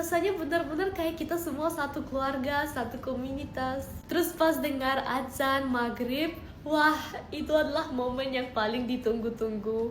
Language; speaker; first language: Indonesian; non-native, fluent; German